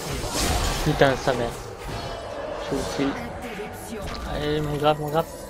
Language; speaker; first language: French; native; French